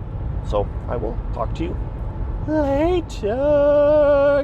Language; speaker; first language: English; native; English